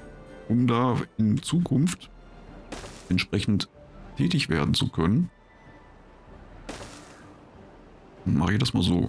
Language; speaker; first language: German; native; German